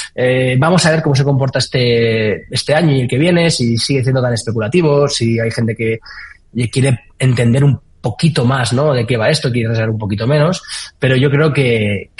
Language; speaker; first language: Spanish; native; Spanish